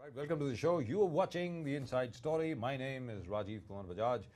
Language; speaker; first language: English; non-native, local second language; Hindi